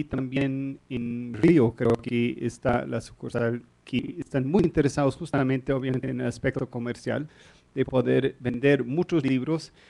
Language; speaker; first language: Spanish; non-native, fluent; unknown